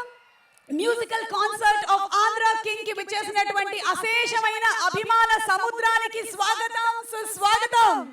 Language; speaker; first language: Telugu; native; Telugu